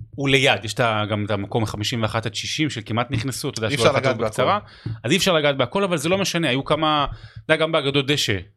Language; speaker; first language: Hebrew; native; Hebrew